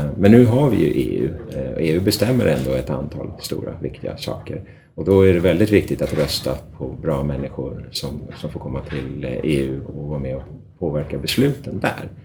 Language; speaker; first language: Swedish; native; Swedish